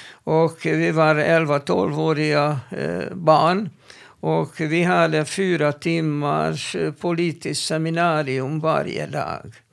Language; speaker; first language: Swedish; non-native, fluent; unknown